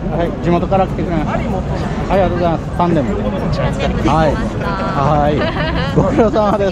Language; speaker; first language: Japanese; native; Japanese